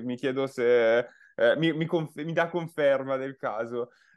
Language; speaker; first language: Italian; native; Italian